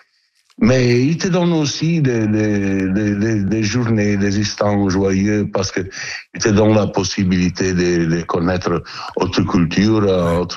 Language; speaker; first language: French; non-native, learner; Italian